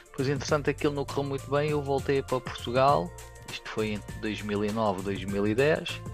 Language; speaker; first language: Portuguese; native; Portuguese